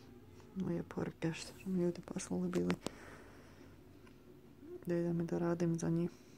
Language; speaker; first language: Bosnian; early bilingual, heritage; Bosnian